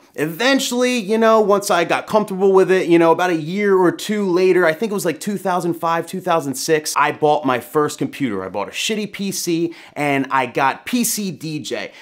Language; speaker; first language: English; native; English